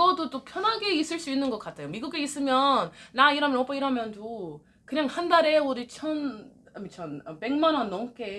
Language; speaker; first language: Korean; non-native, learner; English